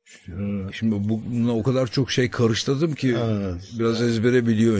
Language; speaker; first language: Turkish; native; Turkish